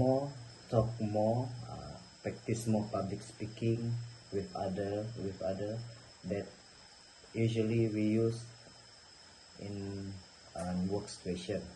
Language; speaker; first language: English; non-native, learner; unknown